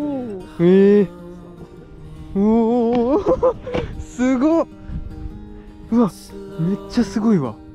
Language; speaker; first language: Japanese; native; Japanese